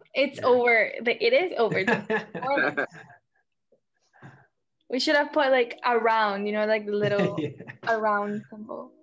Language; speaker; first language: English; non-native, fluent; Spanish